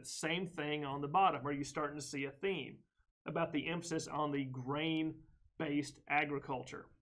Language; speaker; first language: English; native; English